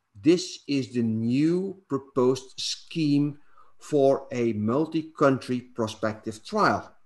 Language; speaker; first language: English; non-native, fluent; Dutch